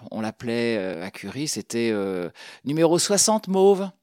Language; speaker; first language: French; native; French